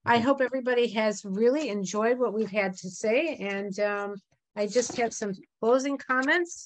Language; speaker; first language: English; native; English